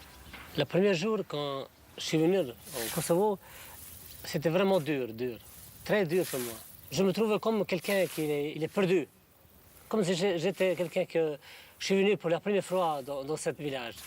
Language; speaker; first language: French; non-native, fluent; Albanian